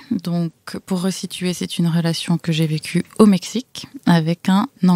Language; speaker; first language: French; native; French